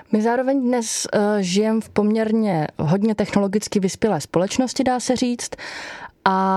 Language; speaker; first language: Czech; native; Czech